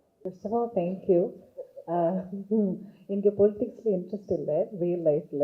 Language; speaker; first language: Tamil; early bilingual, heritage; Tamil